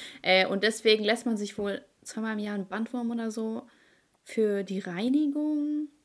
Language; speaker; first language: German; early bilingual, other home language; Ukrainian